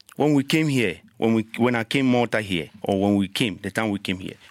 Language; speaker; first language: English; non-native, learner; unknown